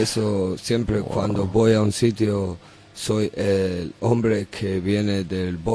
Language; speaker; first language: Spanish; non-native, learner; English